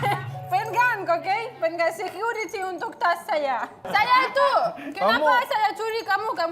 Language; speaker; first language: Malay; non-native, learner; Russian